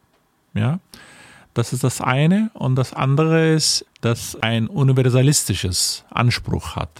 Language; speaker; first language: German; non-native, fluent; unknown